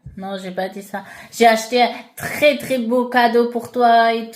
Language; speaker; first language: French; non-native, learner; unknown